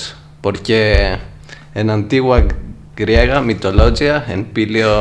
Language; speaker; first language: Spanish; non-native, learner; Greek